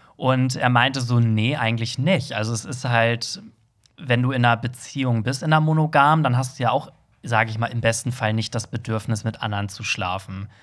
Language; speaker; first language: German; native; German